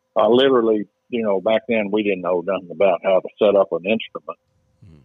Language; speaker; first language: English; native; English